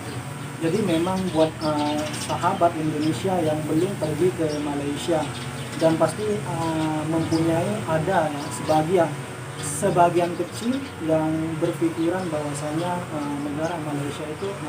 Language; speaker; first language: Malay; non-native, local second language; Madurese